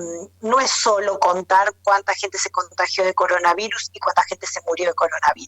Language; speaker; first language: Spanish; native; Spanish